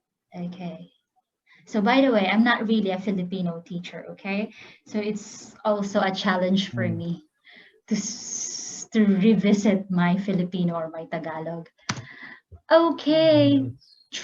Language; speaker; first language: English; non-native, local second language; Filipino